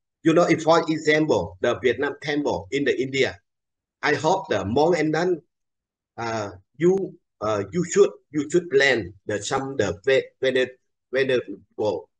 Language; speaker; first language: English; non-native, learner; Vietnamese